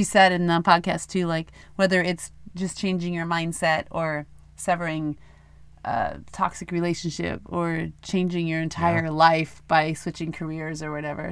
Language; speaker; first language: English; native; English